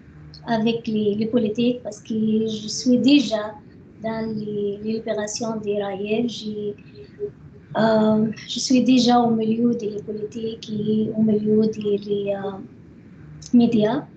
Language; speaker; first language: French; non-native, learner; Arabic